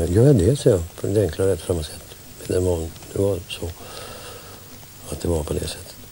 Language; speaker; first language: Swedish; native; Swedish